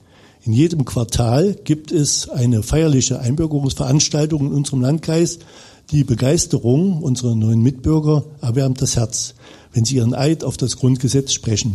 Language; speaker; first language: German; native; German